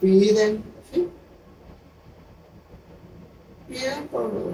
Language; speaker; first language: Spanish; non-native, local second language; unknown